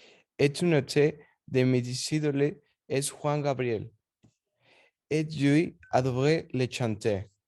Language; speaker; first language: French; non-native, learner; Spanish